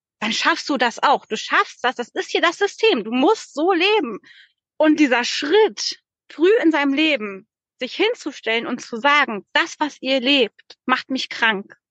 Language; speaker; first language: German; early bilingual, other home language; Polish